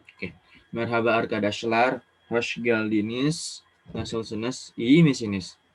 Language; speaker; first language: Turkish; non-native, fluent; Indonesian